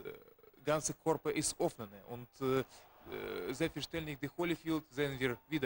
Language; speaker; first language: German; non-native, learner; Russian